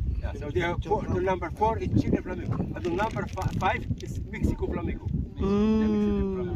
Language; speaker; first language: English; non-native, learner; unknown